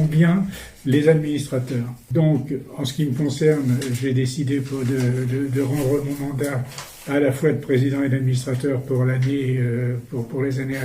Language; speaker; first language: French; native; French